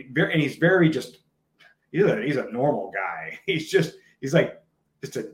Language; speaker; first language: English; native; English